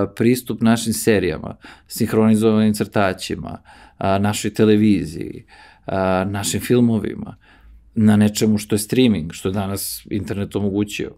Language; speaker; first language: Serbian; early bilingual, heritage; Serbian